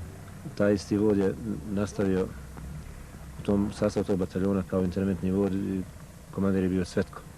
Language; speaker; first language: Bosnian; native; Bosnian